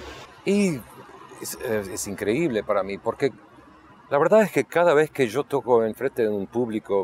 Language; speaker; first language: Spanish; non-native, local second language; English